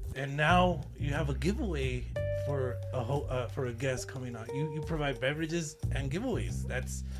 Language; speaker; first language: English; native; English